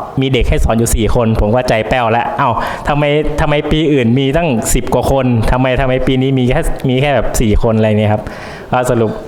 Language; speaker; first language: Thai; native; Thai